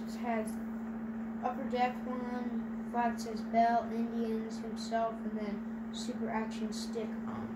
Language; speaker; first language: English; native; English